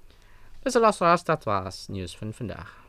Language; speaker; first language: Dutch; non-native, fluent; Indonesian